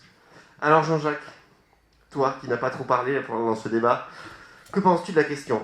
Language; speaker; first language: French; native; French